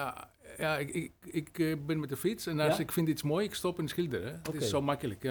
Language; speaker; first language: Dutch; non-native, learner; Greek